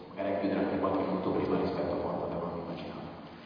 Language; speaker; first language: Italian; native; Italian